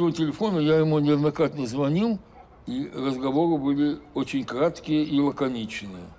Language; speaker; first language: Russian; native; Russian